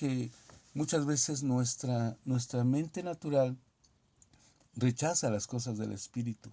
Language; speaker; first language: Spanish; native; Spanish